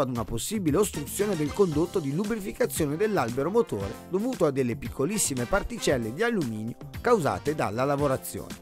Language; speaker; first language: Italian; native; Italian